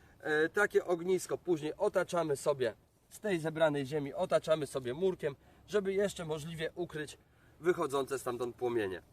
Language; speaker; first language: Polish; native; Polish